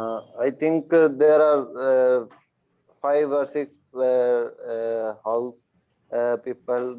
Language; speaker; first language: English; non-native, learner; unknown